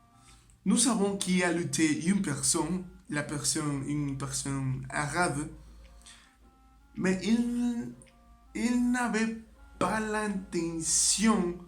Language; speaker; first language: French; non-native, learner; Spanish